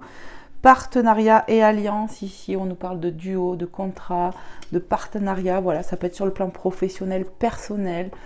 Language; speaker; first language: French; native; French